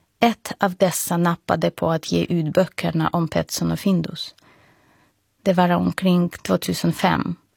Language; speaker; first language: Swedish; non-native, fluent; Russian